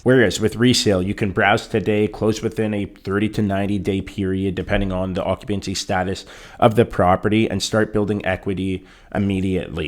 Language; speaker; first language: English; native; English